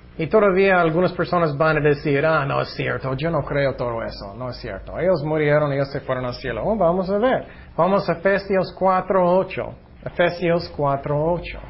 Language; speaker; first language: Spanish; non-native, fluent; English